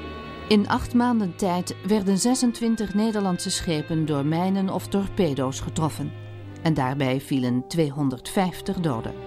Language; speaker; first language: Dutch; native; Dutch